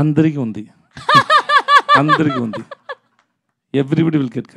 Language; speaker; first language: Telugu; non-native, learner; Tamil